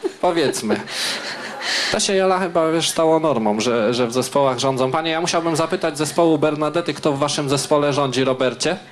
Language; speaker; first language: Polish; native; Polish